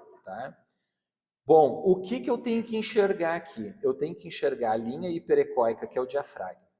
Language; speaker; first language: Portuguese; native; Portuguese